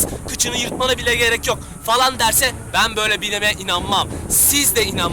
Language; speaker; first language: Turkish; native; Turkish